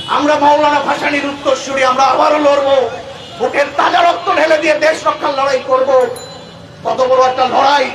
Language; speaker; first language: Bangla; native; Bangla